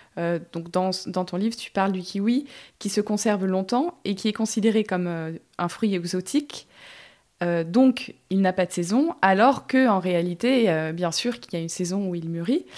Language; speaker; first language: French; native; French